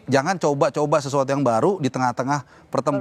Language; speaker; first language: Indonesian; native; Indonesian